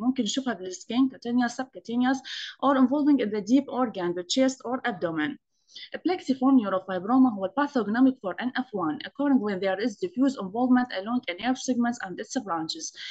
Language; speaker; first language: English; non-native, fluent; Arabic